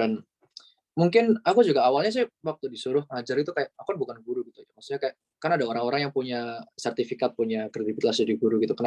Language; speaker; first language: Indonesian; native; Indonesian